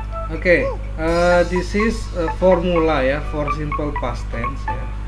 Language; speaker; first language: English; non-native, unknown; Indonesian